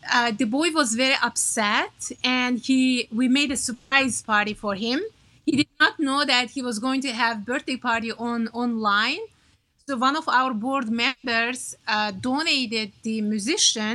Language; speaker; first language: English; non-native, fluent; Turkish